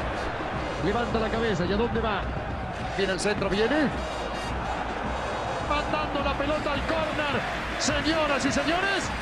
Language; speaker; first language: Spanish; native; Spanish